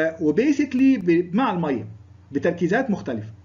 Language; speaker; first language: Arabic; native; Arabic